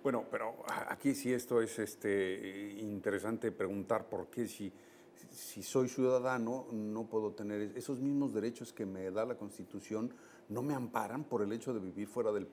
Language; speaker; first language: Spanish; native; Spanish